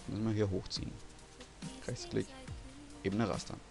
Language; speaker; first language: German; native; German